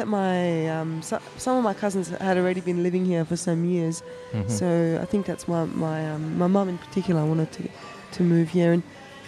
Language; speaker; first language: English; early bilingual, other home language; German